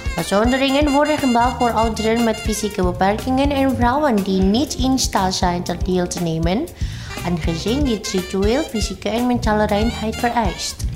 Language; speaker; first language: Dutch; non-native, fluent; Indonesian